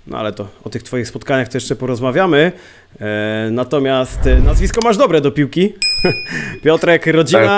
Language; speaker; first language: Polish; native; Polish